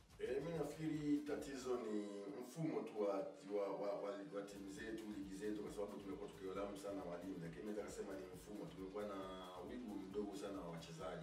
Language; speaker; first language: Swahili; native; Swahili